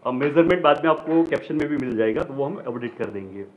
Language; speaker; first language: Hindi; non-native, local second language; Gujarati